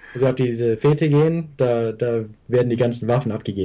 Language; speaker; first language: German; early bilingual, heritage; English